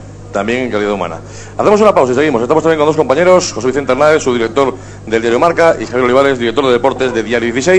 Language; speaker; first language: Spanish; native; Spanish